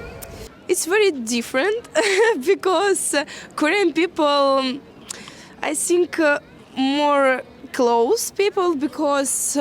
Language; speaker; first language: English; non-native, learner; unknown